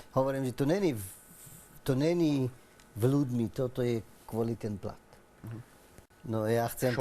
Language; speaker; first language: Slovak; non-native, learner; Arabic